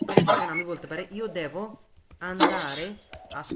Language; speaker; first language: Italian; non-native, fluent; Bangla